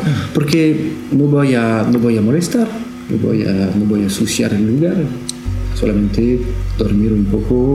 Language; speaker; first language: Spanish; non-native, learner; French